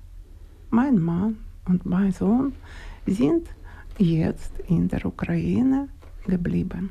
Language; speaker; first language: German; non-native, learner; Ukrainian